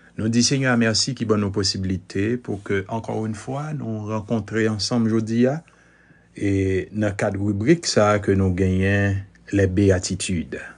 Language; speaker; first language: French; non-native, local second language; Haitian Creole